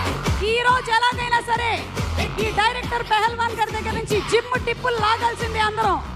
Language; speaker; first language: Telugu; native; Telugu